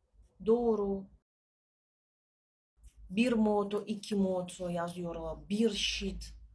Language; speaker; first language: Turkish; non-native, learner; Russian